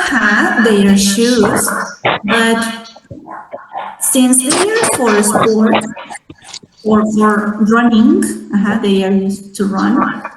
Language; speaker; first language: English; non-native, fluent; Spanish